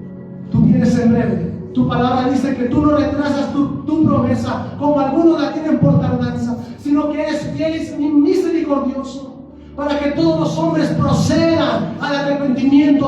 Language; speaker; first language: Spanish; native; Spanish